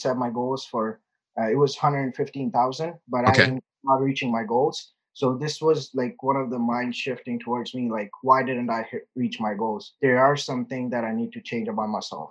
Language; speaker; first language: English; non-native, local second language; Urdu